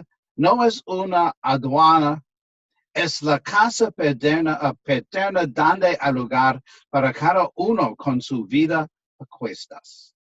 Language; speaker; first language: Spanish; non-native, fluent; English